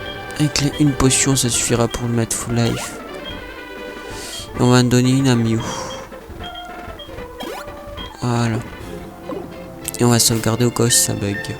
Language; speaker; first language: French; native; French